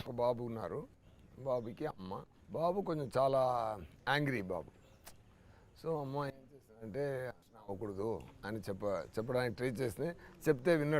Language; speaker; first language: Telugu; non-native, fluent; Tamil